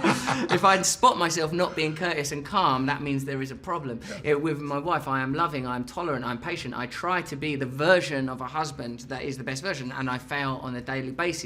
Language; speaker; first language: English; native; English